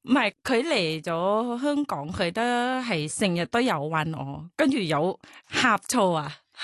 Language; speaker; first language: Cantonese; non-native, learner; Thai